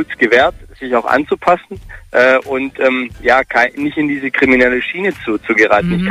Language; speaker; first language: German; early bilingual, other home language; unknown